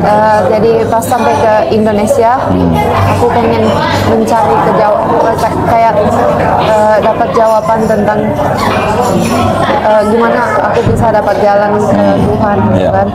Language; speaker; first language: Indonesian; non-native, fluent; Finnish